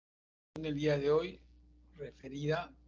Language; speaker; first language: Spanish; native; Spanish